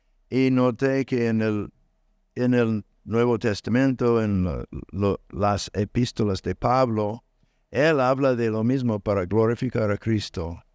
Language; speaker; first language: Spanish; non-native, learner; English